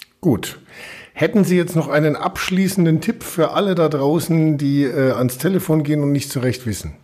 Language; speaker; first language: German; native; German